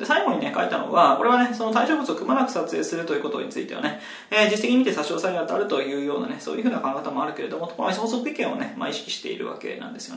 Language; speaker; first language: Japanese; native; Japanese